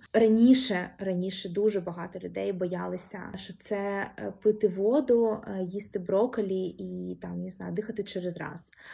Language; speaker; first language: Ukrainian; non-native, local second language; Russian